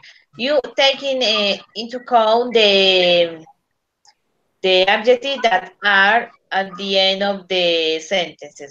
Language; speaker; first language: English; non-native, learner; Spanish